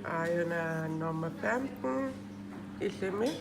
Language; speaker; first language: Danish; non-native, local second language; Kalaallisut